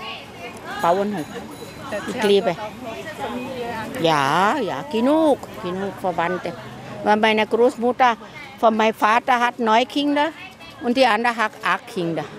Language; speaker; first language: German; non-native, learner; Thai